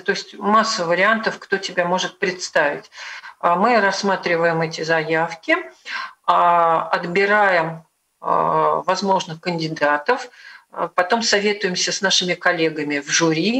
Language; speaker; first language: Russian; native; Russian